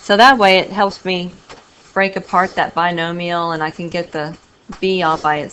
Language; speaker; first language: English; native; English